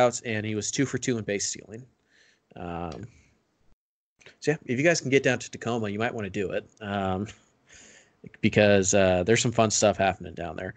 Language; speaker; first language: English; native; English